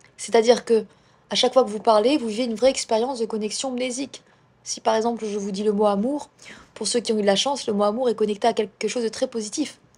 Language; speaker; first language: French; native; French